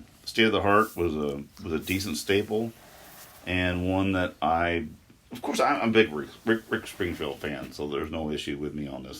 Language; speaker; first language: English; native; English